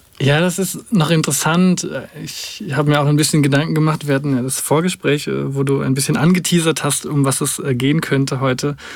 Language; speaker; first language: German; native; German